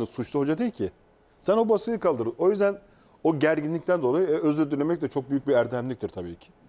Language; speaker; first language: Turkish; native; Turkish